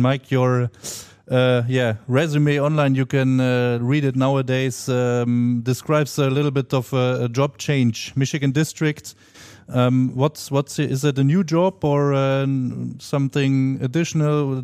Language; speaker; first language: English; non-native, fluent; German